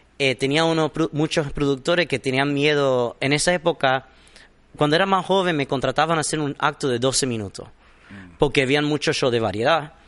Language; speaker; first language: Spanish; early bilingual, heritage; Spanish